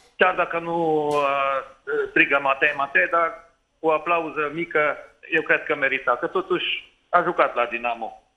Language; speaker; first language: Romanian; non-native, local second language; Hungarian